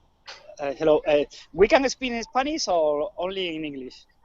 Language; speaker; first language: English; non-native, learner; Spanish